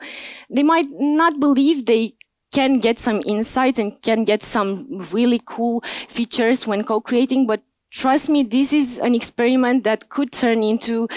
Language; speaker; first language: English; non-native, fluent; Romanian